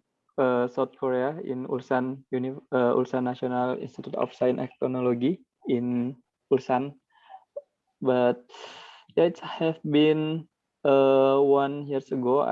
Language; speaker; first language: English; non-native, learner; Indonesian